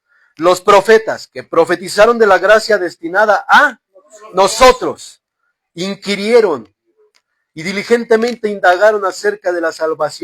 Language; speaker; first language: Spanish; native; Spanish